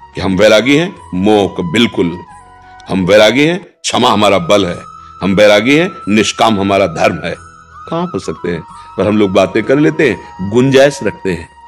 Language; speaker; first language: Hindi; native; Hindi